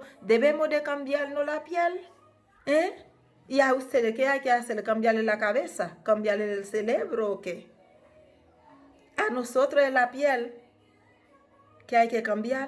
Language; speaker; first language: Spanish; non-native, fluent; Haitian Creole